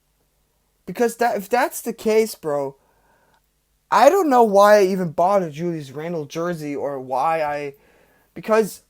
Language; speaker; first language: English; native; English